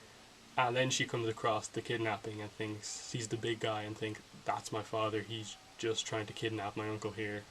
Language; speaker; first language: English; native; English